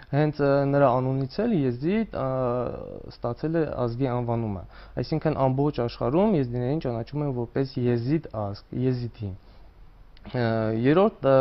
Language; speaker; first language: Armenian; non-native, local second language; Kurdish